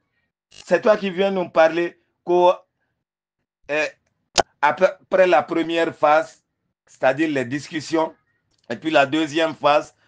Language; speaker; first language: French; non-native, local second language; Bambara